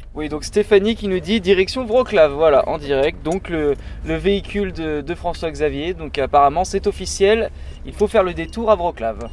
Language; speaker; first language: French; native; French